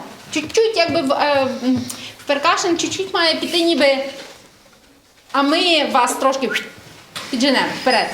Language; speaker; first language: Ukrainian; native; Ukrainian